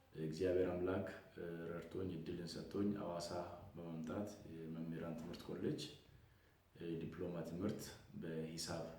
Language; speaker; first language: Amharic; non-native, local second language; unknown